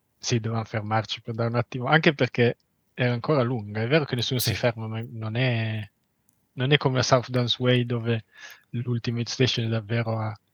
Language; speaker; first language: Italian; native; Italian